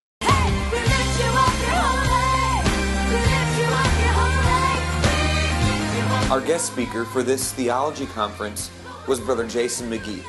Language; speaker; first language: English; native; English